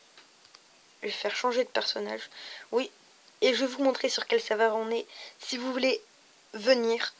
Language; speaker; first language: French; native; French